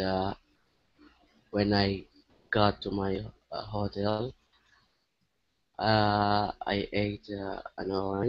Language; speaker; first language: English; non-native, learner; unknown